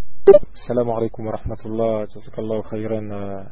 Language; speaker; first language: Arabic; non-native, learner; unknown